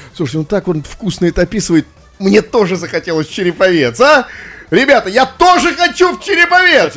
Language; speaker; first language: Russian; native; Russian